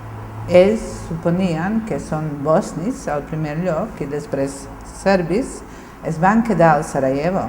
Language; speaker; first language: Catalan; non-native, fluent; Bosnian